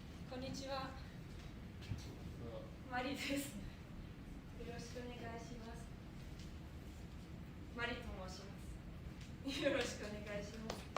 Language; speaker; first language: Japanese; non-native, fluent; German